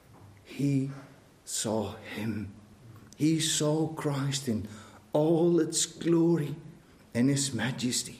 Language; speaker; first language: English; non-native, fluent; Dutch